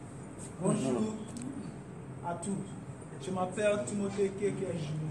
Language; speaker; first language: French; non-native, learner; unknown